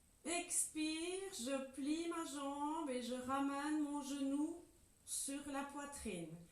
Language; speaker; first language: French; native; French